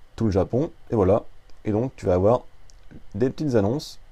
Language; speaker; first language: French; native; French